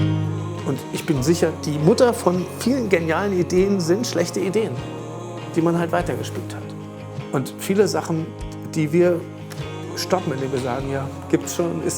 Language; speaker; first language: German; native; German